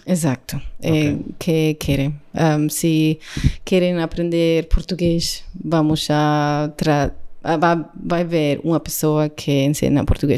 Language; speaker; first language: Portuguese; non-native, learner; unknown